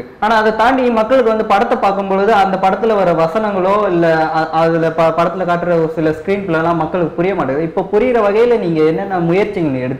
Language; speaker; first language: Tamil; native; Tamil